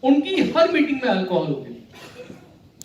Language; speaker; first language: Hindi; native; Hindi